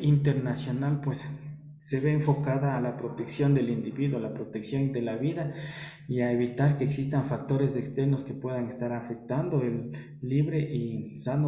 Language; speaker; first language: Spanish; native; Spanish